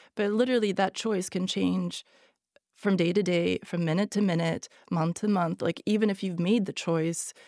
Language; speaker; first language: English; non-native, fluent; Hungarian